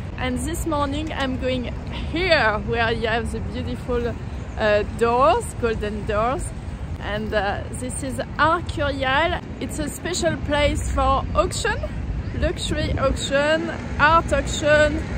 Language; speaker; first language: English; non-native, fluent; French